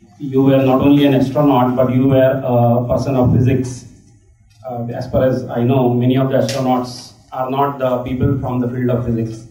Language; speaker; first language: English; non-native, local second language; Bangla